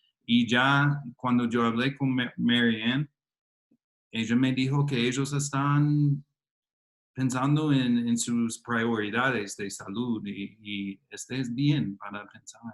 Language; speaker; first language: Spanish; non-native, fluent; English